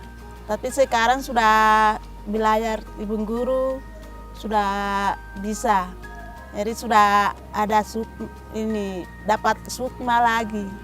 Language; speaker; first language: Indonesian; non-native, learner; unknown